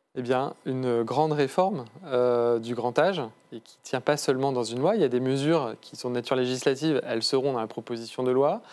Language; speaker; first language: French; native; French